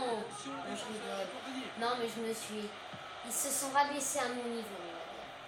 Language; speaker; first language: French; native; French